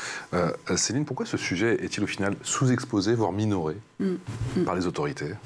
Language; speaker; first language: French; native; French